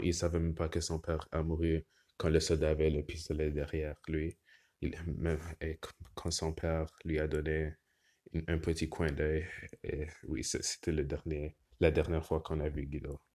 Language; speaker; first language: French; non-native, learner; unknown